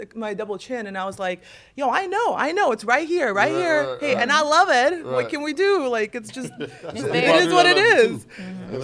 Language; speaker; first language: English; non-native, fluent; Russian